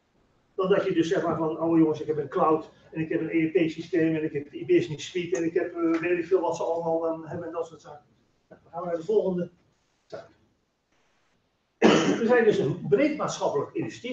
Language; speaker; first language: Dutch; native; Dutch